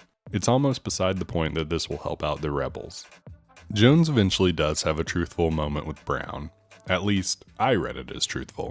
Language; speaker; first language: English; native; English